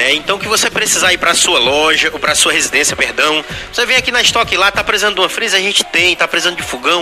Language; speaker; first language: Portuguese; native; Portuguese